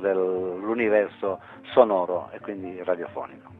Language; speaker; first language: Italian; native; Italian